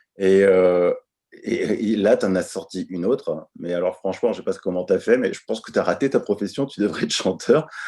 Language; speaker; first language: French; native; French